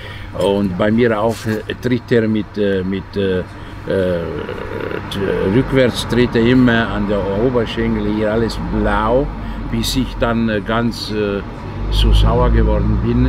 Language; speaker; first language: German; non-native, fluent; Italian